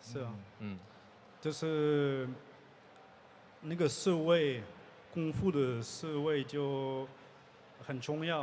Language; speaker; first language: Chinese; non-native, learner; French